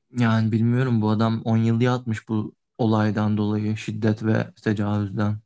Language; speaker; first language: Turkish; native; Turkish